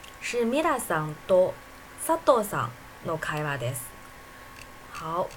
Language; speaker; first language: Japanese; non-native, fluent; Chinese